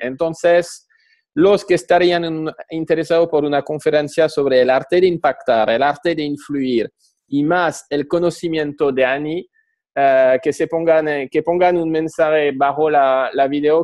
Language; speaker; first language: Spanish; non-native, fluent; French